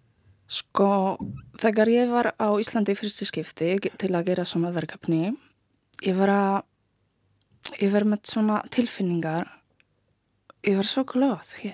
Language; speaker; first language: Icelandic; non-native, learner; Polish